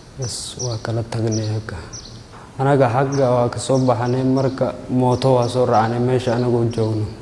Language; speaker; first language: Somali; non-native, local second language; Oromo